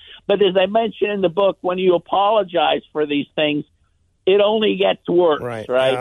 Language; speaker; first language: English; native; English